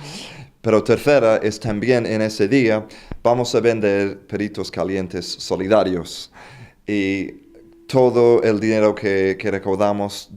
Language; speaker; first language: Spanish; non-native, fluent; English